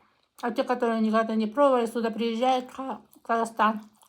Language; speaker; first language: Russian; non-native, local second language; Kazakh